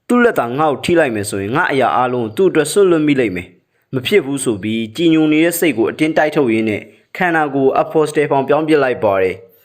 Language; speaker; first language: Burmese; native; Burmese